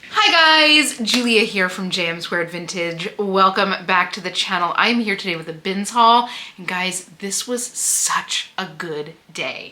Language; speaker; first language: English; native; English